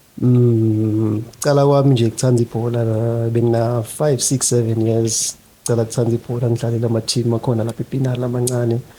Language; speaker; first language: Zulu; non-native, local second language; Swati